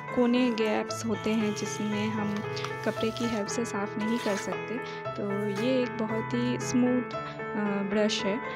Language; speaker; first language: Hindi; non-native, local second language; Bangla